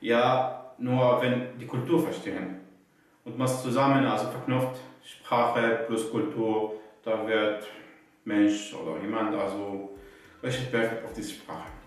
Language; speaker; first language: German; non-native, learner; Arabic